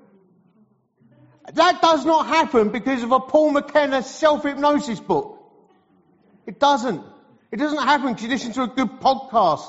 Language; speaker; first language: English; native; English